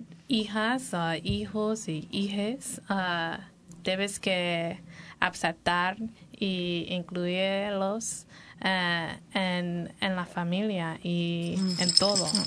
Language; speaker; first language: Spanish; non-native, learner; English